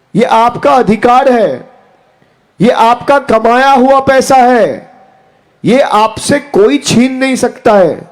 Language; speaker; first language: Hindi; non-native, local second language; Bangla